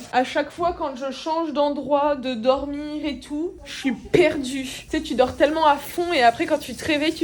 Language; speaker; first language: French; native; French